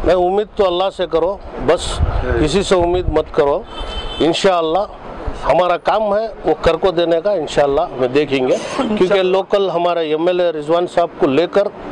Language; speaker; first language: Hindi; non-native, local second language; Urdu